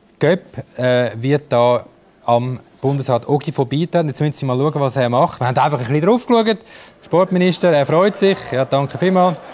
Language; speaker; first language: German; native; German